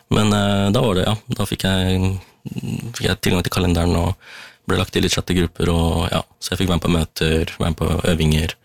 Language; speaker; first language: Norwegian; early bilingual, other home language; Tamil